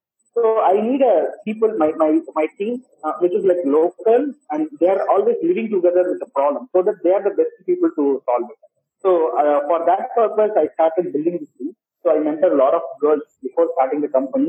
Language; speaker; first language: English; non-native, local second language; Tamil